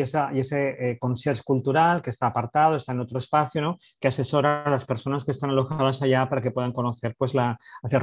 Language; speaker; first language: Spanish; native; Spanish